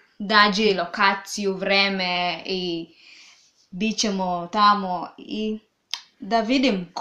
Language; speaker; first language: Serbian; non-native, learner; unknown